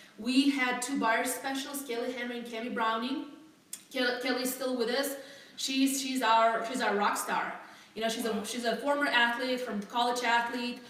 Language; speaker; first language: English; non-native, fluent; Russian